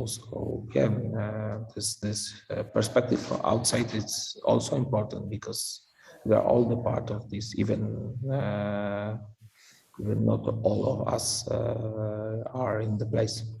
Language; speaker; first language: English; non-native, fluent; Polish